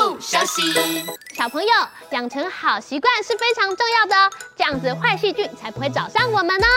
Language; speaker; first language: Chinese; native; Chinese